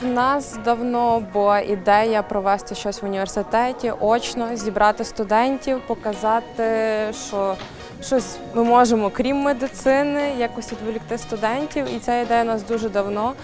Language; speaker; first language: Ukrainian; native; Ukrainian